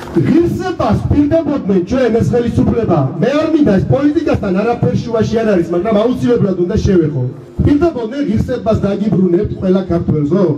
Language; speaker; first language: Georgian; non-native, local second language; Svan